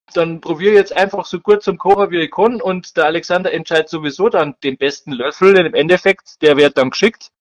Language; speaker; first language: German; native; German